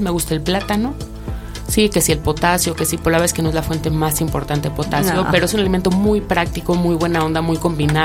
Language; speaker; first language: Spanish; native; Spanish